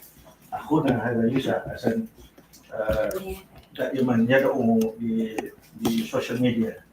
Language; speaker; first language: Arabic; non-native, fluent; Malay